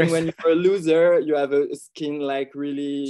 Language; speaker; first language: English; non-native, learner; French